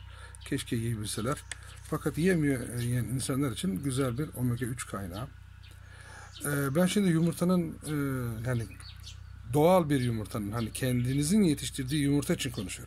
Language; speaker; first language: Turkish; native; Turkish